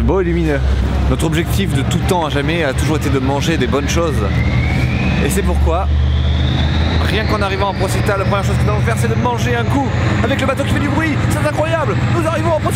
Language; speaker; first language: French; native; French